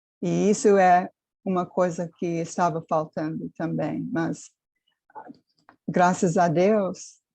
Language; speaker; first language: Portuguese; non-native, fluent; English